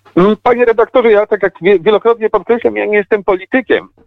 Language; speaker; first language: Polish; native; Polish